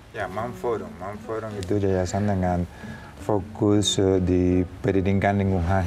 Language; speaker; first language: Indonesian; non-native, learner; Spanish